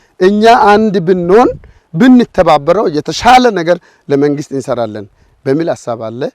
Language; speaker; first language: Amharic; non-native, local second language; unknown